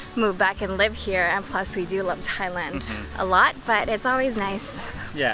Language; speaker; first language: English; native; English